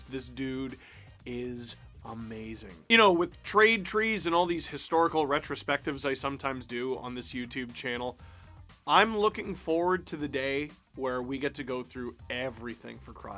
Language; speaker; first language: English; native; English